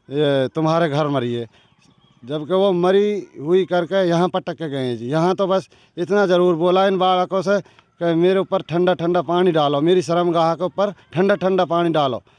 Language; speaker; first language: Hindi; native; Hindi